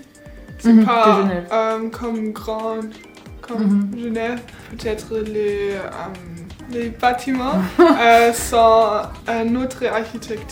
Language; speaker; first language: French; non-native, learner; German